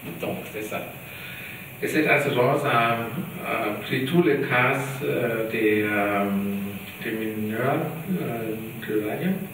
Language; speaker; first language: French; non-native, learner; German